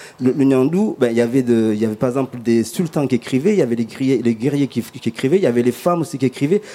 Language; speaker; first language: French; early bilingual, other home language; Ngazidja Comorian